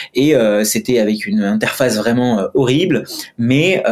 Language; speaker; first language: French; non-native, fluent; Hindi